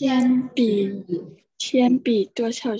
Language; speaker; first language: Chinese; non-native, learner; Thai